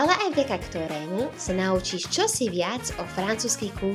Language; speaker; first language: Slovak; native; Slovak